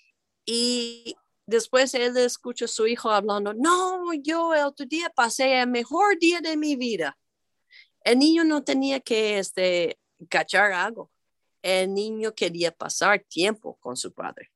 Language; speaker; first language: Spanish; non-native, fluent; English